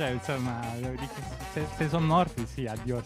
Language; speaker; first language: Italian; native; Italian